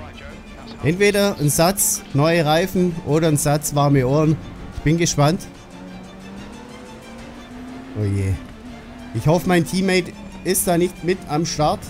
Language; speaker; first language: German; native; German